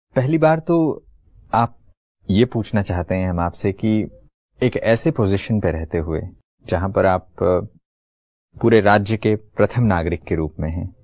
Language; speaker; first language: Hindi; native; Hindi